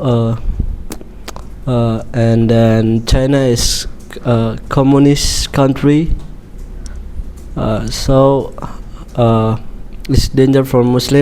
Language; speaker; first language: English; non-native, learner; Indonesian